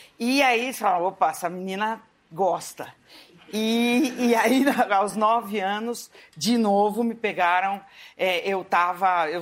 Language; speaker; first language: Portuguese; native; Portuguese